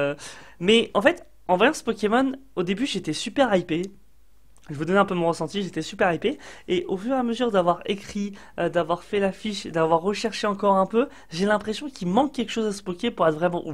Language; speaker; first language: French; native; French